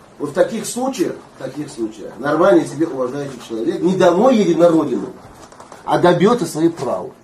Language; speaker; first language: Russian; non-native, fluent; Tajik